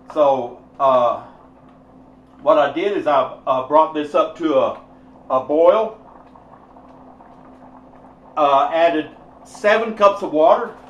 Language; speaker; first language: English; native; English